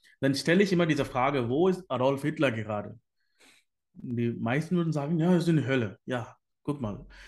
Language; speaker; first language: German; non-native, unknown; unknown